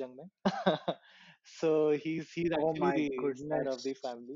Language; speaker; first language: English; non-native, local second language; Hindi